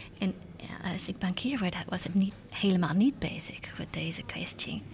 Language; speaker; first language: Dutch; non-native, learner; English